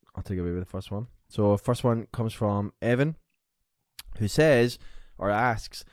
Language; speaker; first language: English; native; English